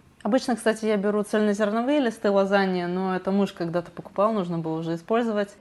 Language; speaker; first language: Russian; native; Russian